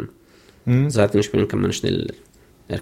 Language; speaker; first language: German; non-native, fluent; Arabic